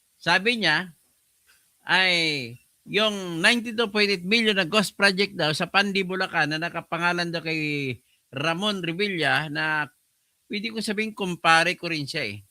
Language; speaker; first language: Filipino; non-native, local second language; Hiligaynon